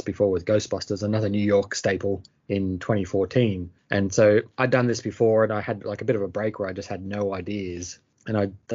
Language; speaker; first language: English; native; English